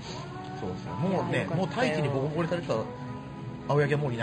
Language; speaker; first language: Japanese; native; Japanese